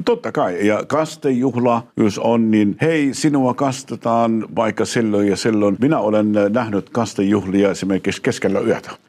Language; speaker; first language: Finnish; non-native, fluent; Arabic